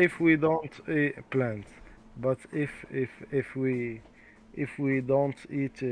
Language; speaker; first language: English; non-native, learner; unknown